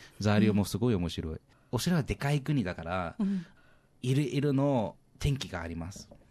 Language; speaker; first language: Japanese; non-native, learner; English